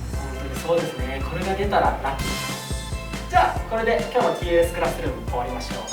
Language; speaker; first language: Japanese; native; Japanese